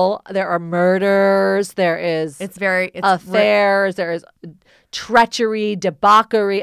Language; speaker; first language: English; native; English